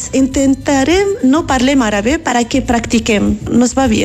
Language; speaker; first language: Catalan; non-native, learner; Arabic